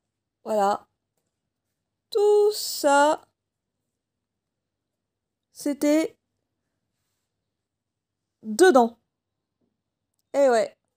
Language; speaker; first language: French; native; French